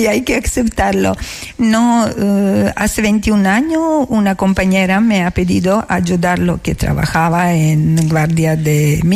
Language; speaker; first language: Spanish; non-native, fluent; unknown